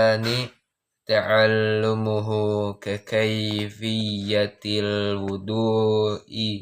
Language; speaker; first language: Arabic; non-native, learner; Indonesian